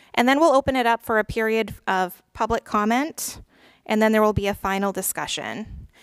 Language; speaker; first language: English; native; English